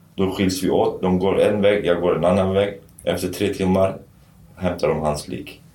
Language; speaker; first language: Swedish; non-native, fluent; Kurdish